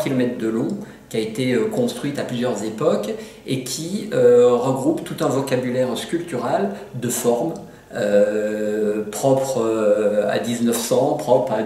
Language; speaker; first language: French; native; French